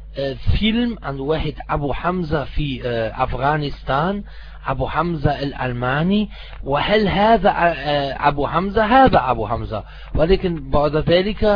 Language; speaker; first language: Arabic; non-native, fluent; German